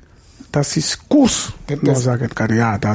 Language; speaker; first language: German; non-native, learner; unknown